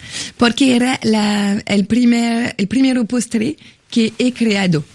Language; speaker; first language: Spanish; non-native, fluent; French